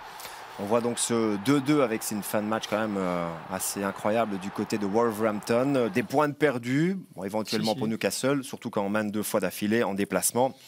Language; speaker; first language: French; native; French